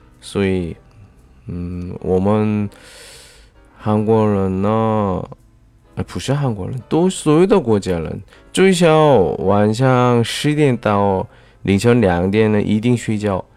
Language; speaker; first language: Chinese; non-native, learner; Korean